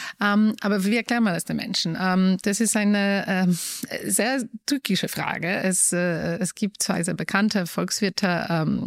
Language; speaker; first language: German; non-native, fluent; Polish